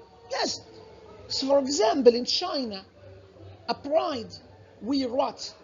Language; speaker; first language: English; non-native, fluent; Arabic